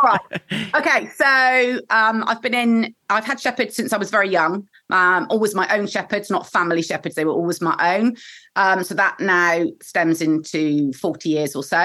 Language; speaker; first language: English; native; English